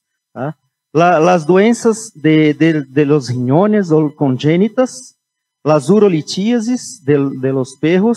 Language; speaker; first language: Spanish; non-native, fluent; Portuguese